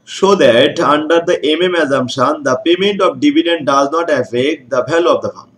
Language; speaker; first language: English; non-native, local second language; Bangla